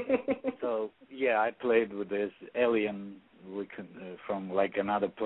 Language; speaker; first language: English; non-native, fluent; Russian